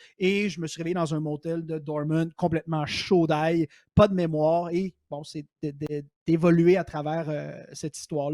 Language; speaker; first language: French; native; French